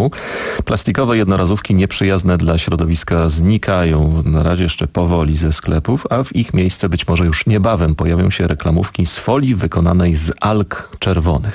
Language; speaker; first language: Polish; native; Polish